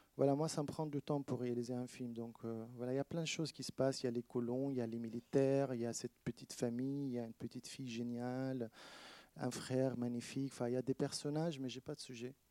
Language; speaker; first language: French; non-native, fluent; Arabic